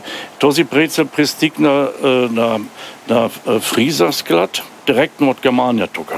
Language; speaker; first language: Bulgarian; non-native, learner; German